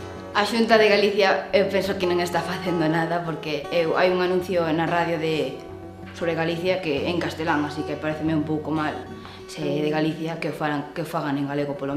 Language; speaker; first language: Galician; non-native, local second language; Spanish